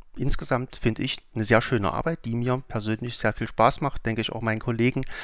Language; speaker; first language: German; native; German